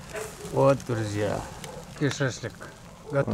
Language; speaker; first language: Russian; non-native, local second language; Uyghur